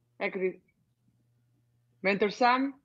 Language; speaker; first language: English; non-native, learner; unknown